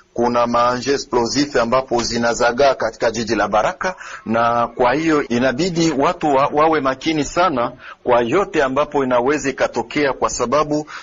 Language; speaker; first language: Swahili; native; Swahili